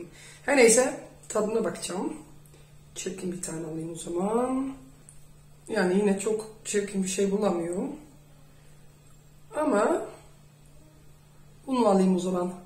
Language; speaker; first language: Turkish; non-native, fluent; Dutch